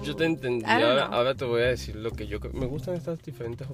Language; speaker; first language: Spanish; native; Spanish